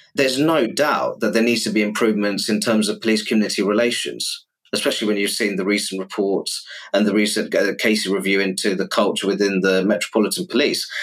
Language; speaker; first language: English; native; English